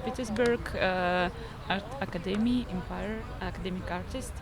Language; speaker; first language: English; non-native, learner; Slovak